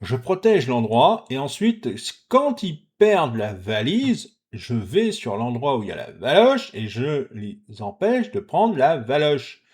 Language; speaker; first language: French; native; French